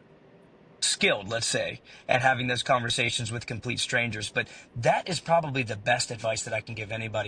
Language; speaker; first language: English; native; English